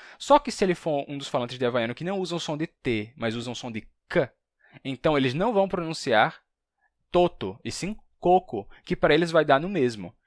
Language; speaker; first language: Portuguese; native; Portuguese